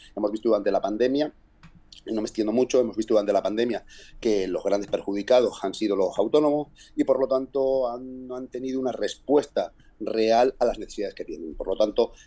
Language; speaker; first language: Spanish; native; Spanish